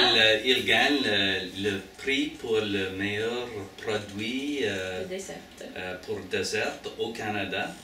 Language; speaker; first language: French; non-native, learner; English